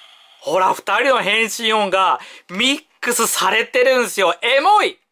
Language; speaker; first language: Japanese; native; Japanese